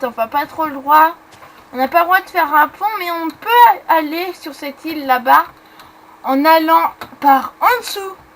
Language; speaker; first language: French; native; French